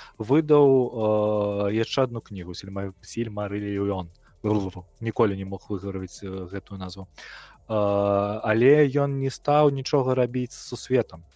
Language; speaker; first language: Belarusian; non-native, local second language; Russian